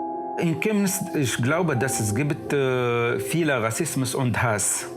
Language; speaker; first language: German; non-native, learner; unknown